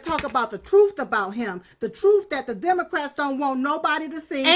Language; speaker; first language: English; native; English